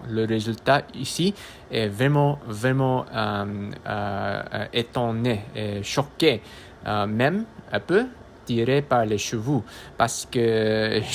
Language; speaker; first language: French; non-native, learner; English